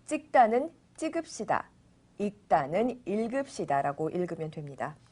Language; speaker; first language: Korean; native; Korean